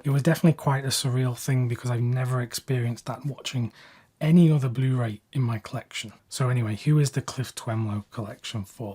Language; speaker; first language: English; native; English